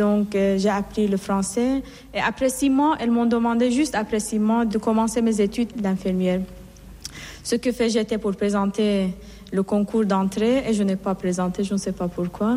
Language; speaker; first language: French; non-native, fluent; Assyrian Neo-Aramaic